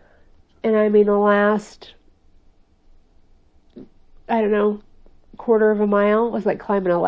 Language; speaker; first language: English; native; English